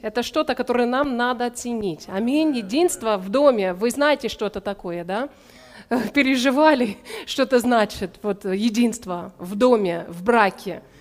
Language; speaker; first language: Russian; non-native, learner; English